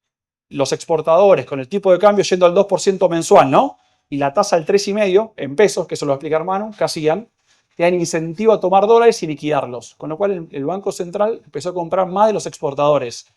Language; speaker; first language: Spanish; native; Spanish